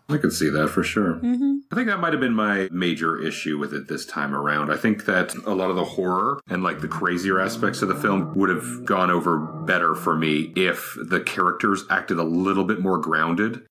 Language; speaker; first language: English; native; English